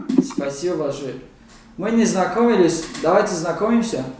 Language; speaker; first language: Russian; non-native, local second language; Tajik